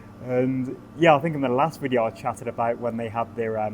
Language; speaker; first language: English; native; English